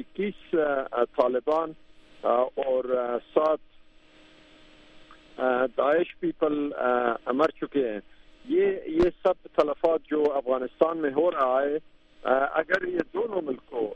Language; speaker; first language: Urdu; non-native, fluent; Pashto